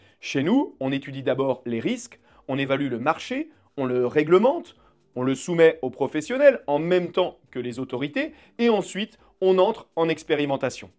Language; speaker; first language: French; native; French